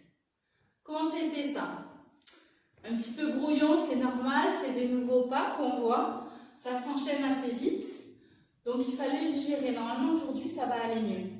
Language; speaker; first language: French; native; French